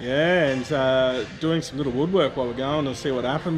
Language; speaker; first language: English; native; English